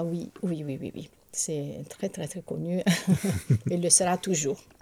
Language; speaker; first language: French; non-native, fluent; Italian